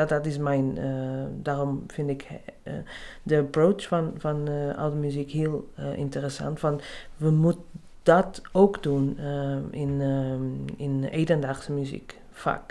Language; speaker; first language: Dutch; non-native, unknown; Portuguese